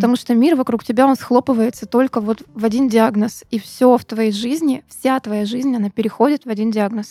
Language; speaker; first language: Russian; native; Russian